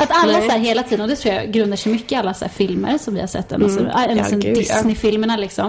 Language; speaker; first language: Swedish; native; Swedish